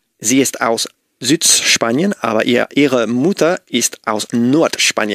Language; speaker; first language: German; non-native, learner; Spanish